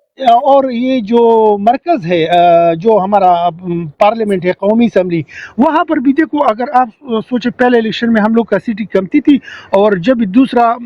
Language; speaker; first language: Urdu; non-native, local second language; Pashto